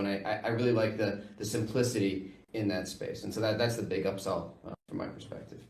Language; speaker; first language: English; native; English